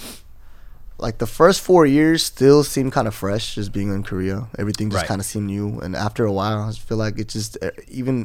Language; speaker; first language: English; native; English